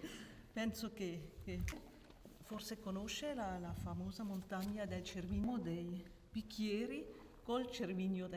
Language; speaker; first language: Italian; non-native, local second language; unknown